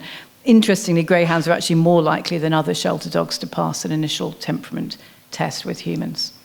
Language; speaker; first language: English; native; English